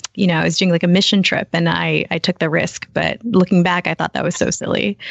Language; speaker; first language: English; early bilingual, other home language; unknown